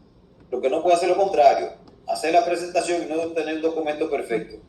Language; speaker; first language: Spanish; native; Spanish